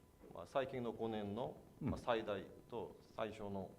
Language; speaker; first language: Japanese; non-native, fluent; Korean